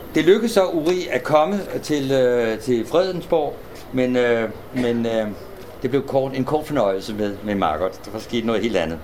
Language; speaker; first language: Danish; native; Danish